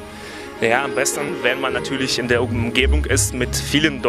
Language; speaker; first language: German; non-native, fluent; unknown